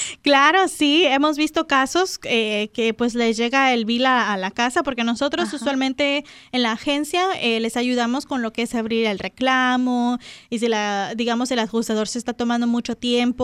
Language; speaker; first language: Spanish; native; Spanish